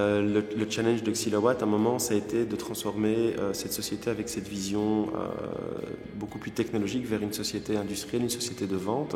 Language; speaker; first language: French; native; French